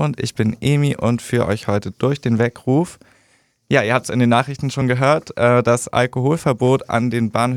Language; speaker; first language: German; native; German